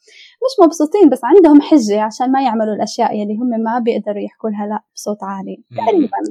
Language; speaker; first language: Arabic; native; Arabic